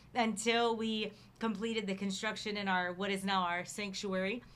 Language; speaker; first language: English; native; English